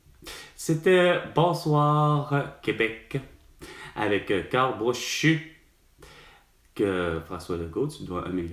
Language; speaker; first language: French; native; French